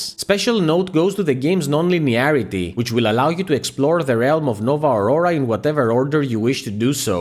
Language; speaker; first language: English; native; English